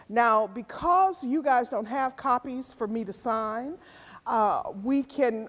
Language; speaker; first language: English; native; English